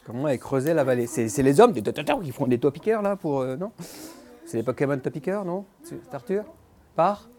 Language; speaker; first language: French; native; French